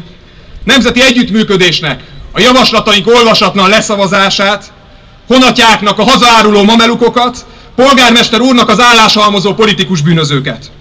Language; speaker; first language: Hungarian; native; Hungarian